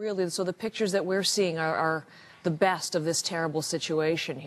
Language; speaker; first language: English; native; English